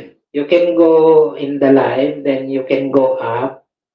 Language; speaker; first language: English; non-native, local second language; Filipino